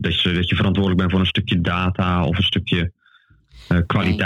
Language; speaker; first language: Dutch; native; Dutch